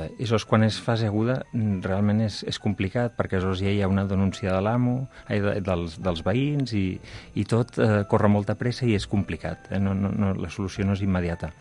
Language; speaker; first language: Catalan; native; Catalan